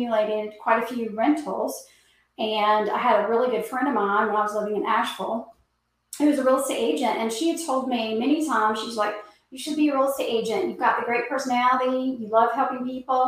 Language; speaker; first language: English; native; English